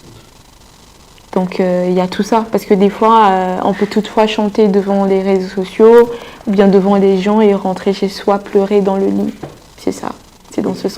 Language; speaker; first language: French; non-native, local second language; Sango